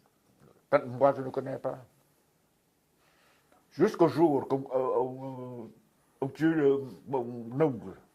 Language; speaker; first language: French; non-native, fluent; Vietnamese